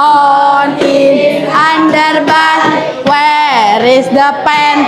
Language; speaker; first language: English; non-native, learner; Indonesian